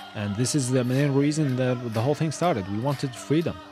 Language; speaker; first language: English; non-native, fluent; Arabic